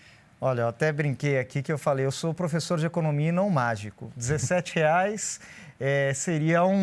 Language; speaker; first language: Portuguese; native; Portuguese